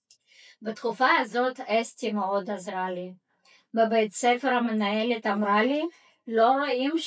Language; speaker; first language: Hebrew; non-native, fluent; Russian